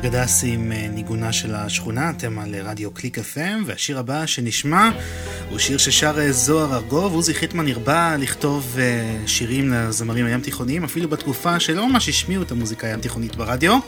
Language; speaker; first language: Hebrew; native; Hebrew